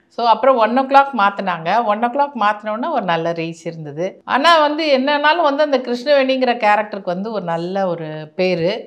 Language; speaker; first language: Tamil; native; Tamil